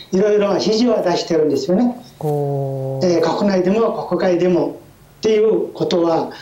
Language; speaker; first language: Japanese; non-native, fluent; Mongolian